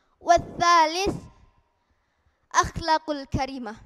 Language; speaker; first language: Arabic; non-native, learner; Indonesian